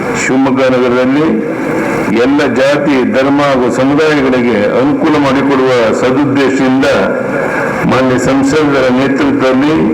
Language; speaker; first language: Kannada; native; Kannada